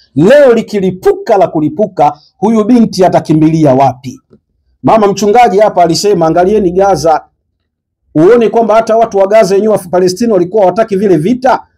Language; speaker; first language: Swahili; native; Swahili